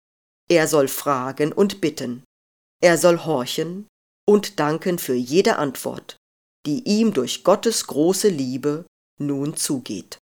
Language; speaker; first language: German; native; German